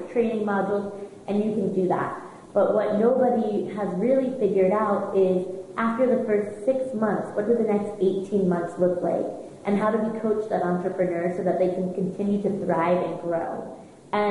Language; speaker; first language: English; native; English